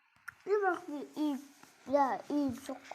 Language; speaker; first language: Turkish; non-native, learner; Kazakh